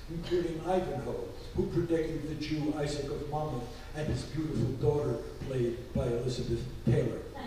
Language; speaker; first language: English; native; English